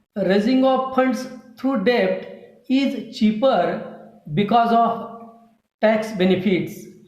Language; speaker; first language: English; non-native, local second language; Marathi